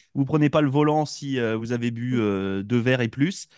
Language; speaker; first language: French; native; French